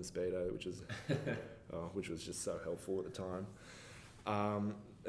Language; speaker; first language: English; native; English